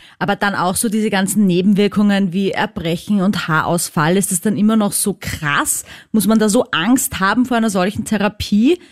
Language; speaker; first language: German; native; German